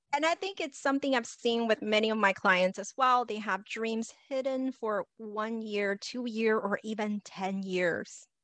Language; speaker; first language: English; native; English